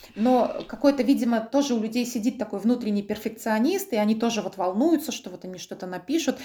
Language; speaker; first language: Russian; native; Russian